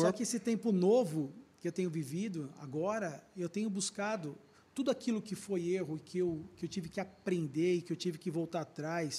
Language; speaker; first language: Portuguese; native; Portuguese